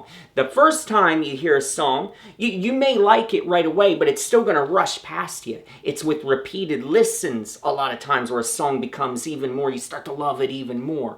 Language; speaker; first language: English; native; English